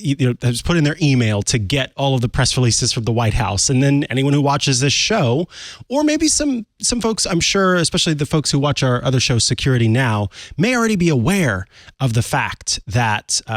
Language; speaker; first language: English; native; English